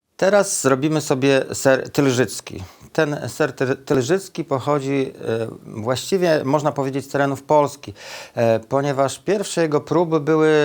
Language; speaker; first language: Polish; native; Polish